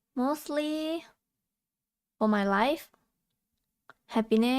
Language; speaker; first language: English; non-native, learner; Thai